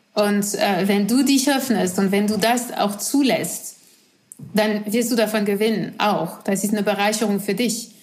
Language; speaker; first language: German; non-native, fluent; French